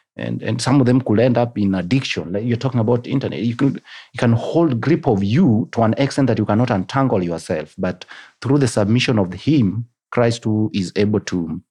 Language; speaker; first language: English; non-native, local second language; Luo (Kenya and Tanzania)